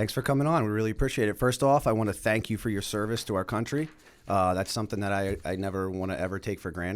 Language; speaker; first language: English; native; English